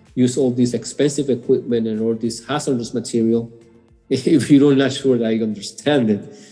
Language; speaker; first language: English; non-native, fluent; Spanish